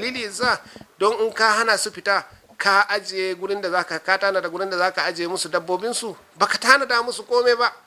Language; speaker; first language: Hausa; non-native, local second language; Fula